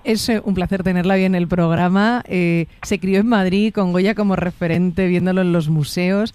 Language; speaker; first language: Spanish; native; Spanish